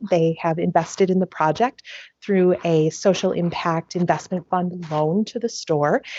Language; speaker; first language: English; native; English